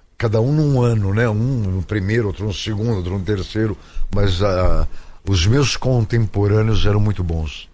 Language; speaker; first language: Portuguese; native; Portuguese